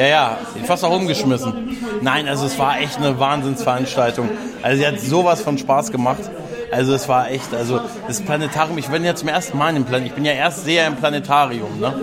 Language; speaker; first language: German; native; German